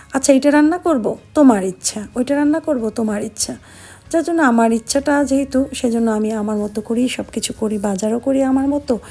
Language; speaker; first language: Bangla; native; Bangla